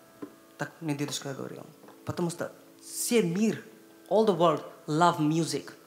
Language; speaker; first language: Russian; non-native, learner; Hindi